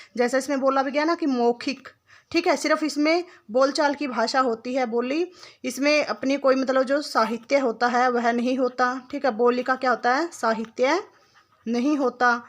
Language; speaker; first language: Hindi; native; Hindi